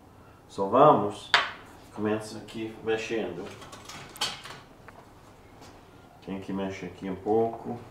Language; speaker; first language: Portuguese; non-native, learner; English